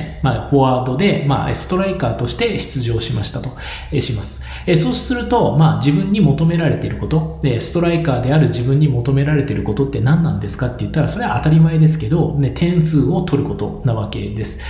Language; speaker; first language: Japanese; native; Japanese